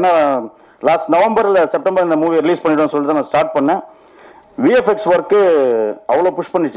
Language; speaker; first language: Tamil; native; Tamil